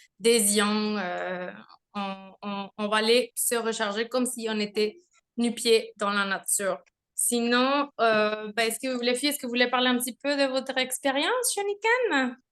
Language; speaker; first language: French; non-native, fluent; Spanish